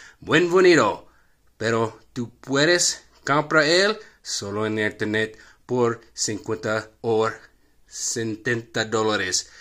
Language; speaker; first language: Spanish; non-native, learner; English